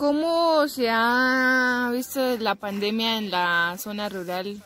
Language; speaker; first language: Spanish; native; Spanish